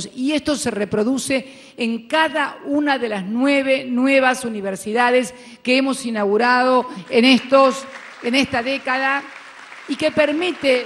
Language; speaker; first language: Spanish; native; Spanish